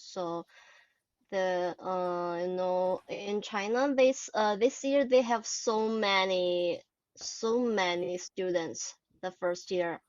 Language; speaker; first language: English; non-native, learner; Chinese